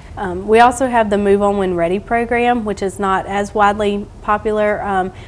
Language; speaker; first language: English; native; English